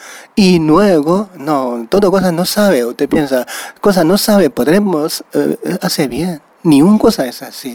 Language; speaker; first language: Spanish; non-native, learner; Chinese